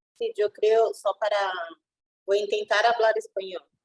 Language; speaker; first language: Spanish; non-native, learner; Portuguese